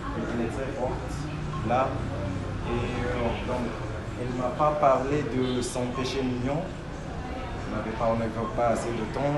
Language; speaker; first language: French; non-native, learner; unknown